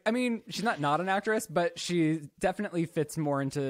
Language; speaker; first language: English; native; English